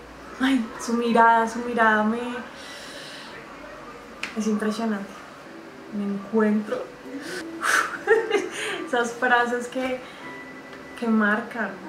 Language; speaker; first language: Spanish; native; Spanish